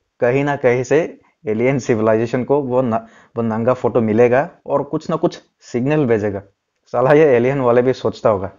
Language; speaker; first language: Hindi; non-native, local second language; Kok Borok